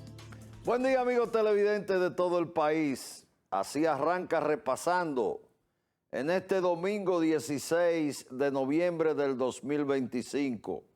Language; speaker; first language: Spanish; native; Spanish